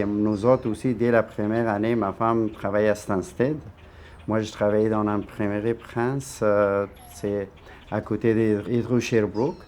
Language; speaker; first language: French; non-native, fluent; Persian